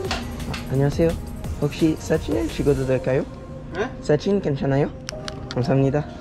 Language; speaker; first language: Korean; non-native, learner; French